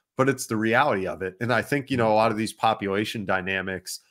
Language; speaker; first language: English; native; English